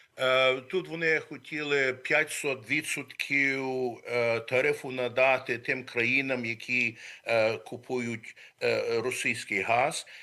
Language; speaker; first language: Ukrainian; early bilingual, heritage; Ukrainian